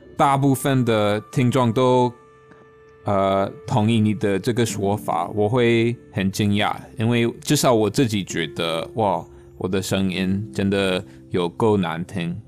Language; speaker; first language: Chinese; non-native, fluent; English